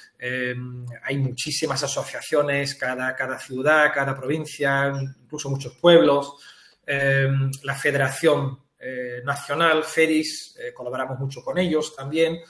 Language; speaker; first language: Spanish; non-native, fluent; Dutch